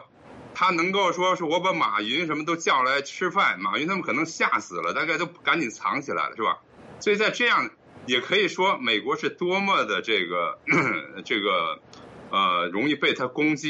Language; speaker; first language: Chinese; native; Chinese